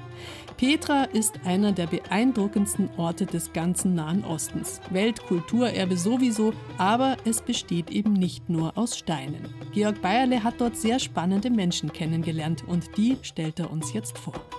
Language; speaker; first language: German; native; German